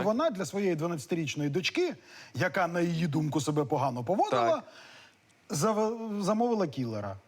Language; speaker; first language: Ukrainian; native; Ukrainian